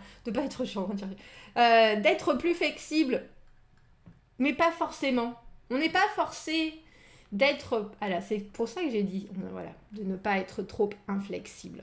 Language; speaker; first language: French; native; French